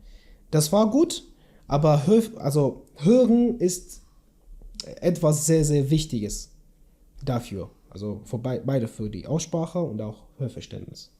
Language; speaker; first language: German; non-native, learner; Kurdish